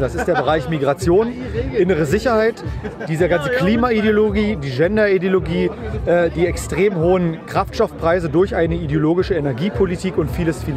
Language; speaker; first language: German; native; German